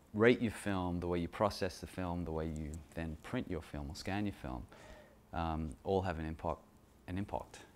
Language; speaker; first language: English; native; English